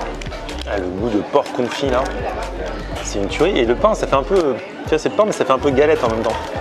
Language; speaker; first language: French; native; French